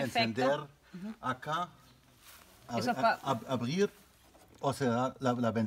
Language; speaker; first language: Spanish; non-native, learner; German